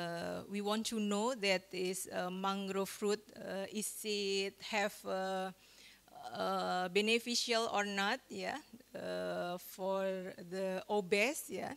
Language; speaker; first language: English; non-native, fluent; Indonesian